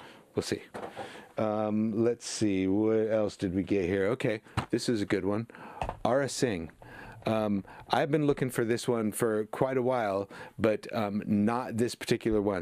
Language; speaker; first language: English; native; English